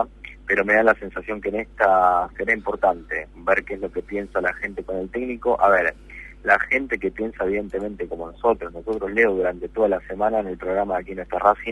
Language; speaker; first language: Spanish; native; Spanish